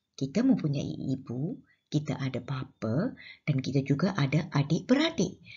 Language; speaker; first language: Malay; non-native, local second language; Tamil